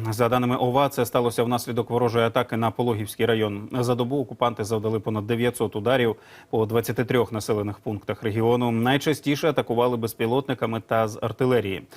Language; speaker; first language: Ukrainian; native; Ukrainian